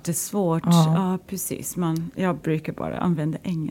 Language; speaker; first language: Swedish; non-native, fluent; English